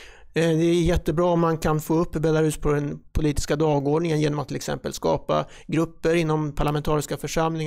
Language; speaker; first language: Swedish; native; Swedish